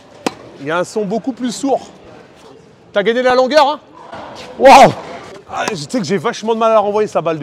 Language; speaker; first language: French; native; French